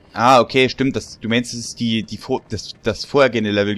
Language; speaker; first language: German; native; German